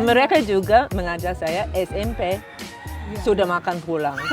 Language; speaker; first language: Indonesian; non-native, fluent; English